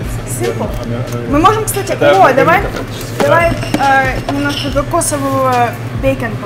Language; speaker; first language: Russian; early bilingual, other home language; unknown